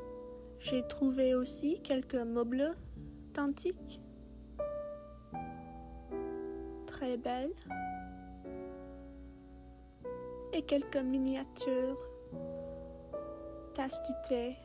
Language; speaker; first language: French; non-native, learner; English